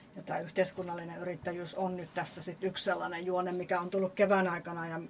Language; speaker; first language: Finnish; native; Finnish